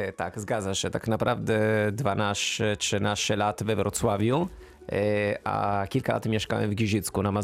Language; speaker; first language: Polish; non-native, fluent; Italian